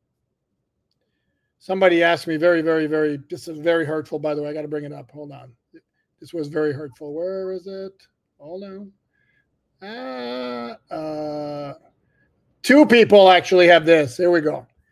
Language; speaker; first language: English; non-native, fluent; French